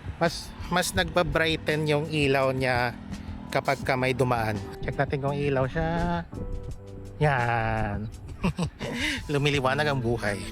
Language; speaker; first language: Filipino; non-native, local second language; Hiligaynon